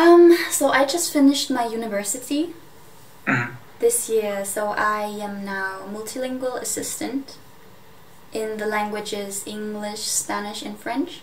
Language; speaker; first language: English; non-native, fluent; German